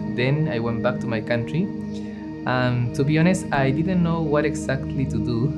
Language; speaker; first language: English; non-native, fluent; Spanish